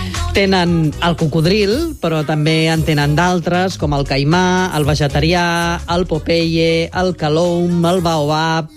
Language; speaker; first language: Catalan; native; Catalan